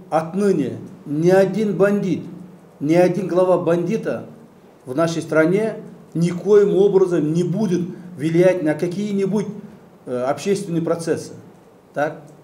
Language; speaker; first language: Russian; non-native, local second language; Kyrgyz